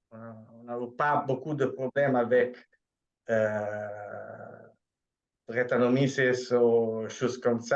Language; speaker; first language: French; non-native, fluent; Italian